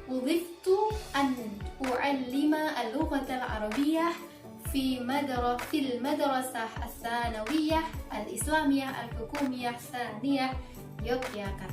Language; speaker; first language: Arabic; non-native, fluent; Indonesian